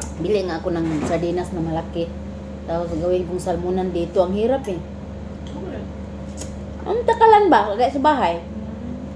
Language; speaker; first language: Filipino; non-native, local second language; Cebuano